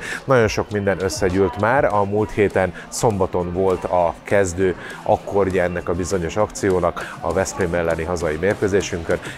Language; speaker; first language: Hungarian; native; Hungarian